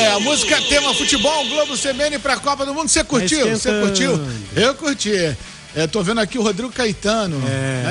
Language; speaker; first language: Portuguese; native; Portuguese